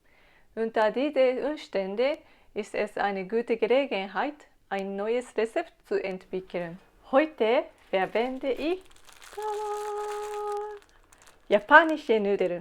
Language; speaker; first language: German; non-native, fluent; Japanese